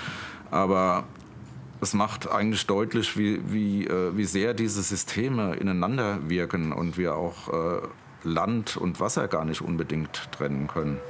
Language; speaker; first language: German; native; German